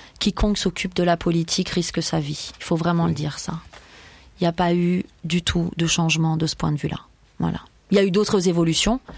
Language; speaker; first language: French; early bilingual, other home language; Persian